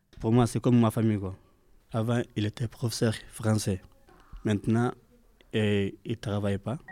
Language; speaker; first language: French; non-native, learner; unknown